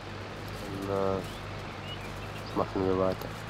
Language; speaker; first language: German; non-native, fluent; Slovenian